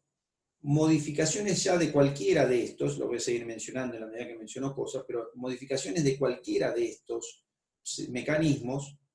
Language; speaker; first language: Spanish; native; Spanish